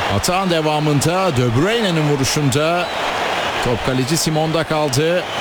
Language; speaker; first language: Turkish; native; Turkish